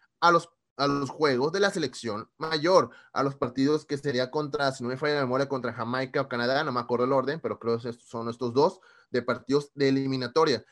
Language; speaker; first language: Spanish; native; Spanish